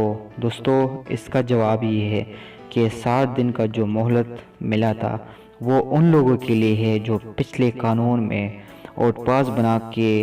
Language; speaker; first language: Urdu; non-native, local second language; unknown